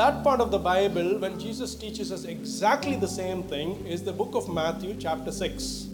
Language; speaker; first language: English; non-native, local second language; Tamil